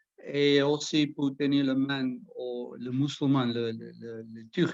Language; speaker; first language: French; non-native, learner; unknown